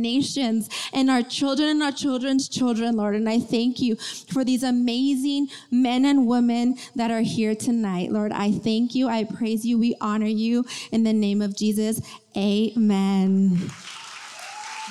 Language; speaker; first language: English; native; English